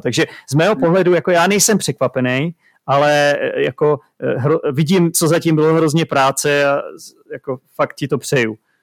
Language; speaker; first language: Czech; native; Czech